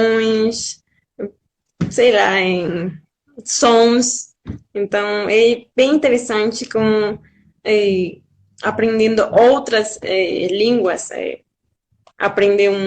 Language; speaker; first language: Portuguese; non-native, fluent; Spanish